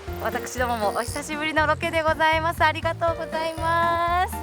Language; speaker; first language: Japanese; native; Japanese